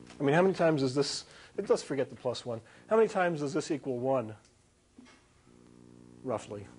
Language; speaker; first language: English; native; English